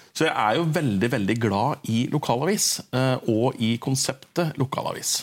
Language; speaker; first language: Norwegian; native; Norwegian